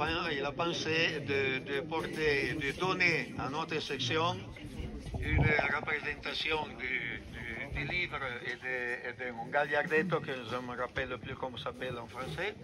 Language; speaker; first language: French; non-native, fluent; Italian